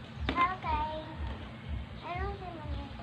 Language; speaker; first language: English; non-native, learner; Filipino